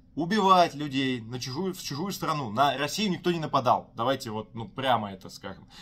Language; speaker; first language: Russian; native; Russian